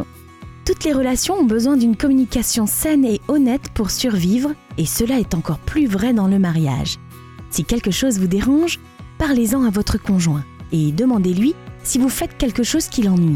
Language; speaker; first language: French; native; French